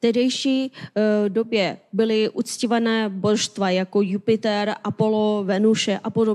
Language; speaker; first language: Czech; non-native, fluent; Korean